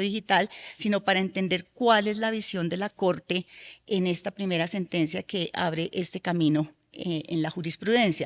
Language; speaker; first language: Spanish; native; Spanish